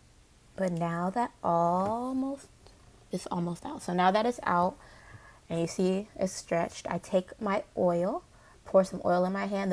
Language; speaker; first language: English; native; English